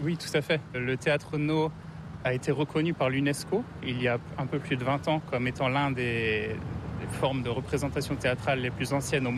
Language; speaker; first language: French; native; French